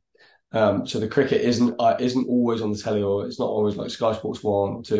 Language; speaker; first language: English; native; English